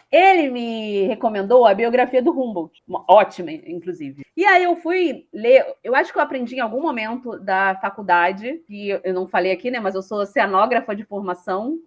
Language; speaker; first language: Portuguese; native; Portuguese